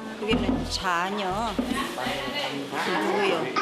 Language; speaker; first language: Korean; native; Korean